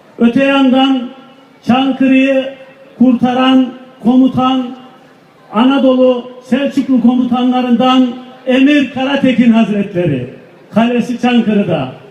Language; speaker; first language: Turkish; native; Turkish